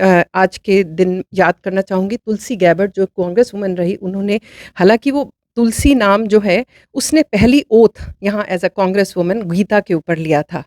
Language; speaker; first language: Hindi; native; Hindi